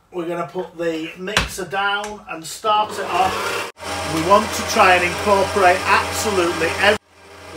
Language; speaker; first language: English; native; English